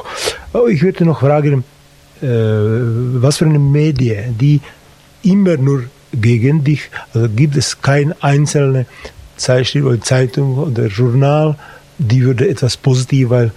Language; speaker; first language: German; non-native, fluent; Slovak